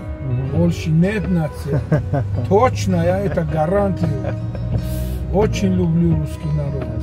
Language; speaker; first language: Russian; non-native, local second language; Tajik